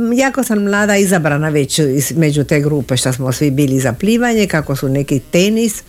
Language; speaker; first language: Croatian; early bilingual, heritage; Croatian